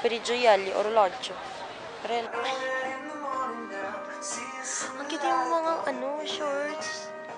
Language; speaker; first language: Italian; non-native, fluent; Filipino